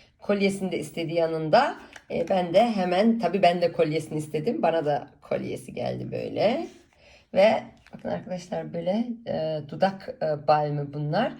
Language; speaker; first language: Turkish; early bilingual, heritage; Turkish